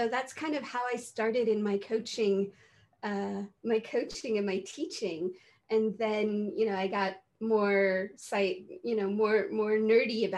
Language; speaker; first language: English; native; English